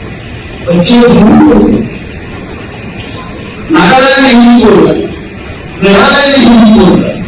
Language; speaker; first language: Hindi; non-native, learner; Bangla